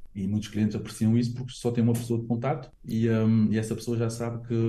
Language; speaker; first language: Portuguese; early bilingual, heritage; Portuguese